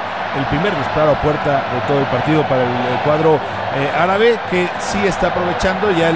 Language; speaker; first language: Spanish; native; Spanish